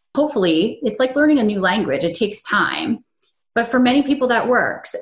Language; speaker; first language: English; native; English